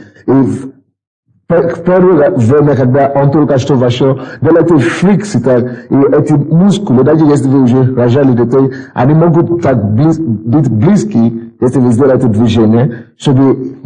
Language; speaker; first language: Russian; non-native, fluent; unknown